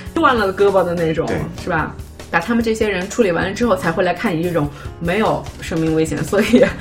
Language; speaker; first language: Chinese; native; Chinese